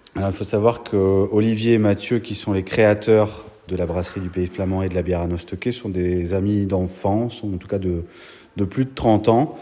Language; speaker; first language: French; native; French